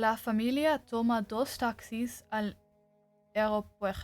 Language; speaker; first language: Spanish; non-native, learner; English